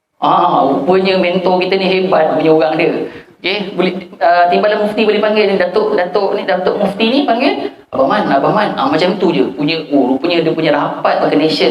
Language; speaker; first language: Malay; native; Malay